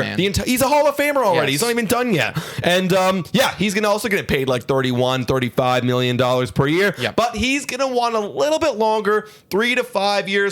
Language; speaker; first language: English; native; English